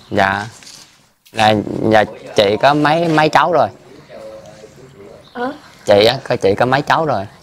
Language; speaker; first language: Vietnamese; native; Vietnamese